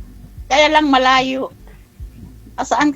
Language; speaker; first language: Filipino; non-native, local second language; Chavacano